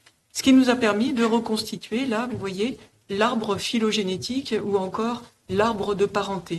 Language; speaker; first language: French; native; French